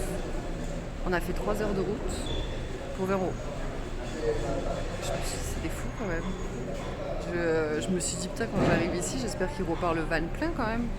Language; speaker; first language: French; native; French